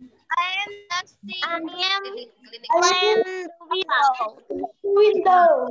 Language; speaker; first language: English; non-native, learner; Indonesian